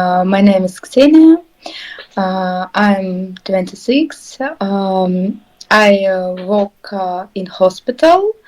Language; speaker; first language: English; non-native, learner; Russian